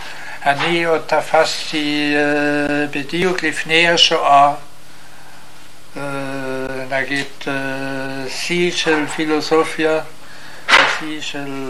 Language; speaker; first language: Hebrew; non-native, fluent; German